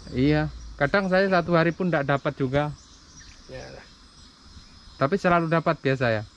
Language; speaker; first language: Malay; non-native, local second language; Javanese